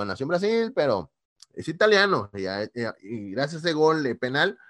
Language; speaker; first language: Spanish; native; Spanish